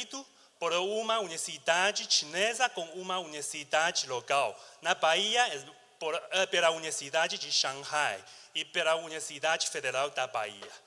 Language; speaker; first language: Portuguese; non-native, learner; Chinese